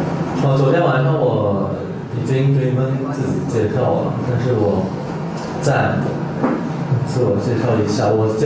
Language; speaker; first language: Chinese; non-native, fluent; Korean